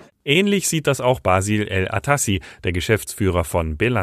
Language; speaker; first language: German; native; German